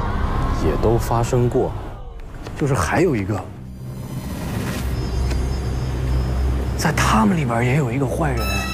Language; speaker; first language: Chinese; native; Chinese